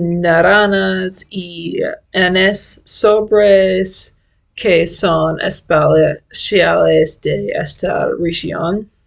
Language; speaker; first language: Spanish; non-native, learner; English